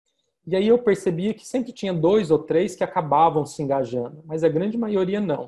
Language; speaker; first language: Portuguese; native; Portuguese